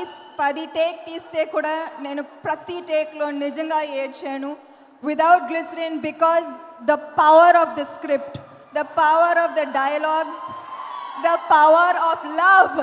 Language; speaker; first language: Telugu; non-native, fluent; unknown